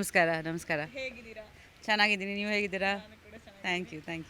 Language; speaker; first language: Kannada; non-native, fluent; Bangla